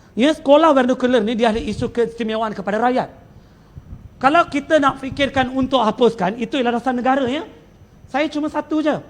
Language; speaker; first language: Malay; non-native, local second language; Tamil